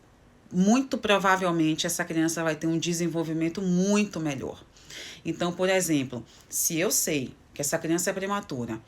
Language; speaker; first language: Portuguese; native; Portuguese